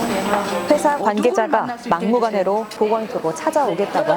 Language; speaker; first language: Korean; native; Korean